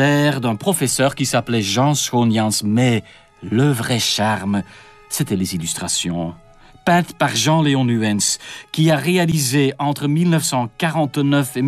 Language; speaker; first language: French; non-native, fluent; Dutch